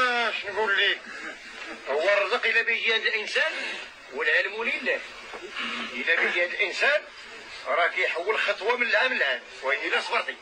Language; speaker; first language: Arabic; native; Arabic